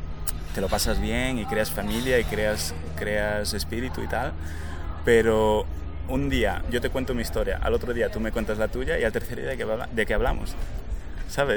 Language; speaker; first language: Spanish; native; Spanish